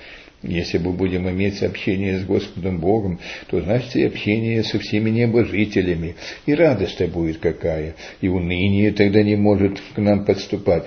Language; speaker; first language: Russian; early bilingual, heritage; Russian